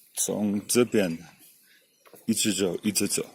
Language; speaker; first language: Chinese; non-native, learner; English